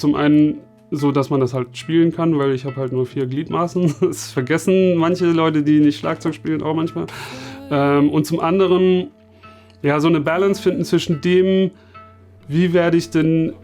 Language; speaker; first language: German; native; German